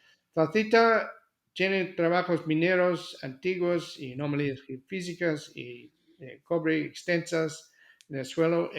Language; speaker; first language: Spanish; non-native, fluent; English